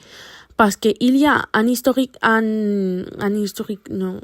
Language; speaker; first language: French; non-native, learner; Spanish